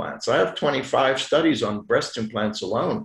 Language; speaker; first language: English; non-native, fluent; French